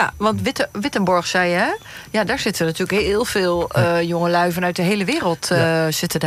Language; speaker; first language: Dutch; native; Dutch